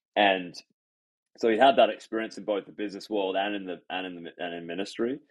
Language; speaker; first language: English; native; English